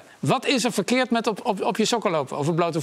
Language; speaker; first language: Dutch; native; Dutch